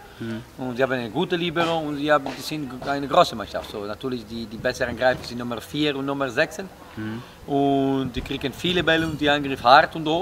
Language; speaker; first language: German; non-native, learner; Italian